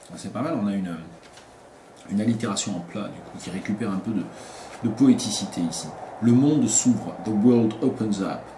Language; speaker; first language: French; native; French